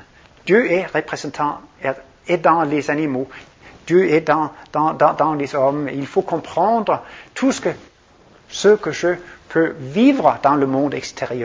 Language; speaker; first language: French; non-native, fluent; Danish